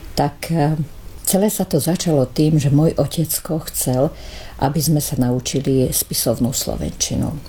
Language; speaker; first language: Slovak; early bilingual, heritage; Slovak